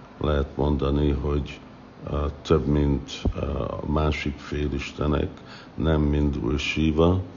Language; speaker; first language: Hungarian; non-native, fluent; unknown